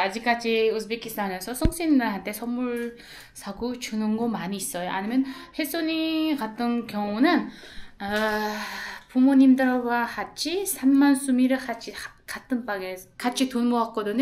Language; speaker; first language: Korean; non-native, fluent; Uzbek